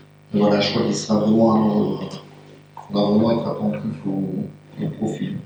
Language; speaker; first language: French; native; French